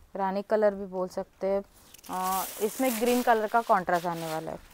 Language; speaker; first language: Hindi; non-native, local second language; Marathi